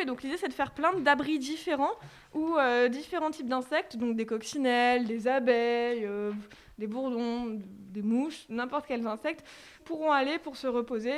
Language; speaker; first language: French; native; French